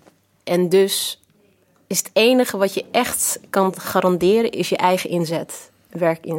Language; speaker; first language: Dutch; early bilingual, other home language; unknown